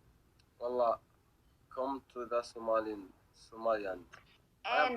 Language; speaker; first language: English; non-native, learner; Arabic